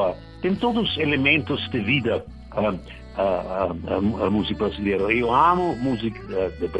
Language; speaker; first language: Portuguese; non-native, learner; German